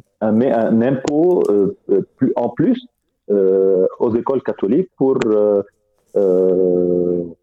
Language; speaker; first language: French; non-native, fluent; Arabic